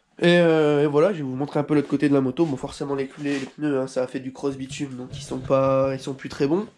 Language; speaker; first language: French; native; French